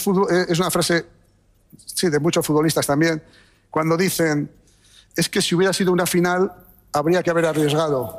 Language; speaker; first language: Spanish; native; Spanish